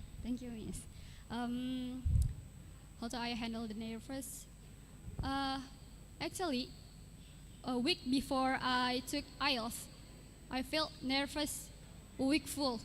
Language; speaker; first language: English; non-native, learner; Indonesian